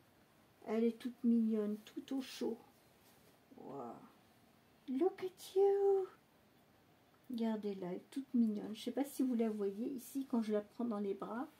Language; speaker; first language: French; native; French